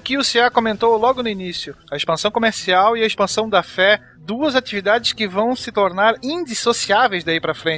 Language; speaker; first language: Portuguese; native; Portuguese